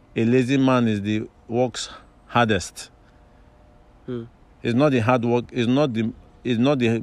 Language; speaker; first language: English; non-native, local second language; Yoruba